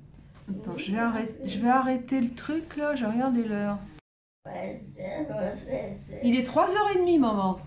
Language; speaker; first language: French; native; French